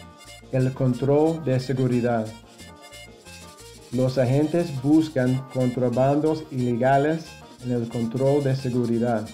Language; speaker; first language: Spanish; non-native, fluent; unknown